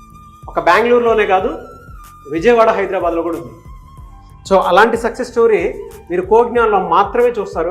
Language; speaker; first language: Telugu; native; Telugu